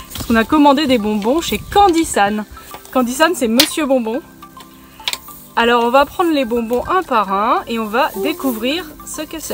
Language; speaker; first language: French; native; French